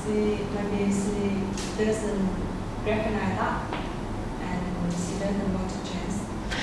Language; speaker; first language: English; non-native, learner; Vietnamese